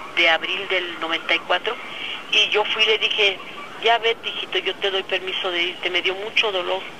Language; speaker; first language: Spanish; native; Spanish